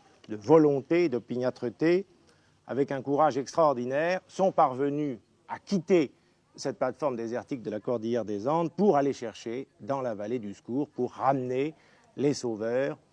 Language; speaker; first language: French; native; French